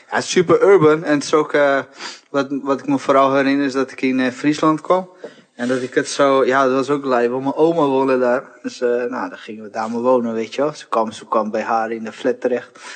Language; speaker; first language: Dutch; early bilingual, other home language; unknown